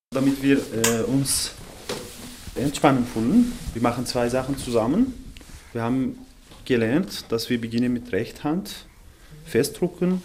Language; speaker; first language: German; non-native, fluent; Arabic